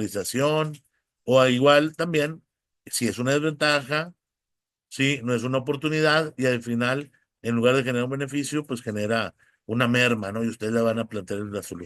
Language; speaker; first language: Spanish; native; Spanish